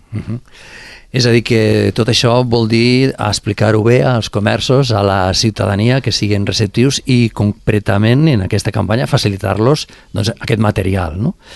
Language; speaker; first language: Catalan; native; Catalan